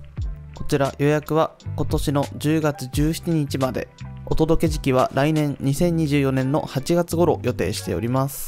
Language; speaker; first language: Japanese; native; Japanese